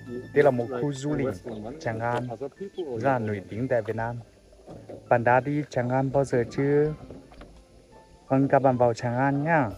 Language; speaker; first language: Vietnamese; non-native, fluent; Chinese